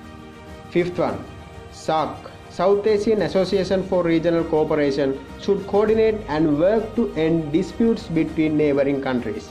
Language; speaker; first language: English; non-native, local second language; Sinhala